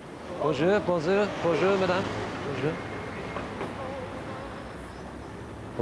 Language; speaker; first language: French; non-native, learner; English